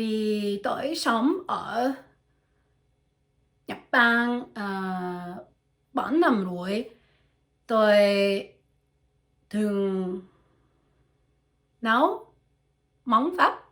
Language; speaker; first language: Vietnamese; non-native, learner; French